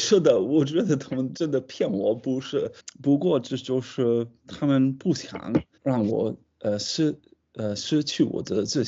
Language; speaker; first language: Chinese; non-native, fluent; English